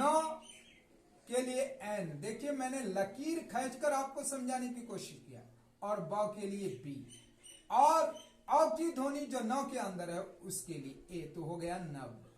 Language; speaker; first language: Hindi; native; Hindi